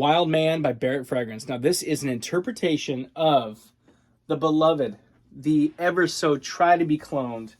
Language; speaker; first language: English; native; English